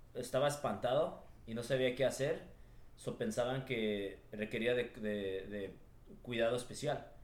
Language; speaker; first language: Spanish; early bilingual, heritage; Spanish